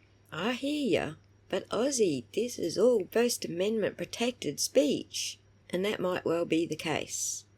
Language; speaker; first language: English; native; English